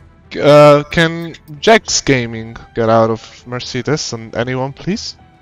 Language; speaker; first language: English; non-native, fluent; Hungarian